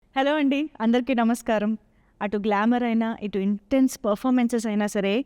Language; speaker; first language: Telugu; native; Telugu